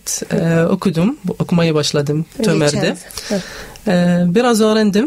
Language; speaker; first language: Turkish; non-native, learner; Arabic